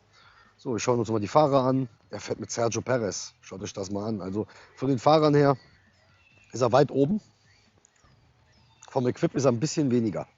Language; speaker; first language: German; native; German